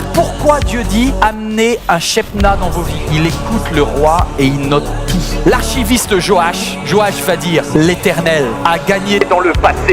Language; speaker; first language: French; native; French